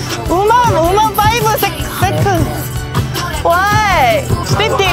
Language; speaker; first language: English; non-native, learner; Korean